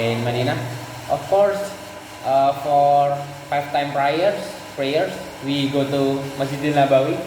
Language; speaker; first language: English; non-native, learner; Indonesian